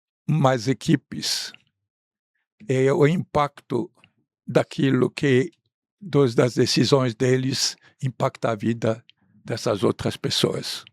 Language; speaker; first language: Portuguese; non-native, fluent; Arabic